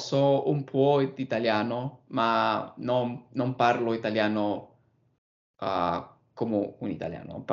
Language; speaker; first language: Italian; non-native, learner; English